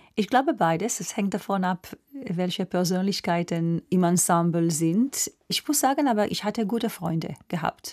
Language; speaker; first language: German; non-native, fluent; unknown